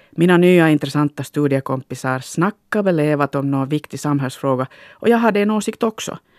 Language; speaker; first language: Swedish; non-native, local second language; Finnish